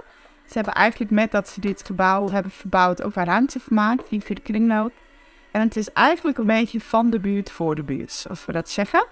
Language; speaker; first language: Dutch; native; Dutch